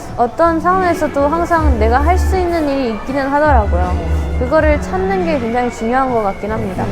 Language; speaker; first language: Korean; early bilingual, heritage; Korean